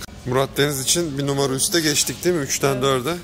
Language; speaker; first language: Turkish; native; Turkish